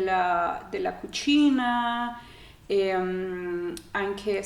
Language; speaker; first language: Italian; non-native, learner; Spanish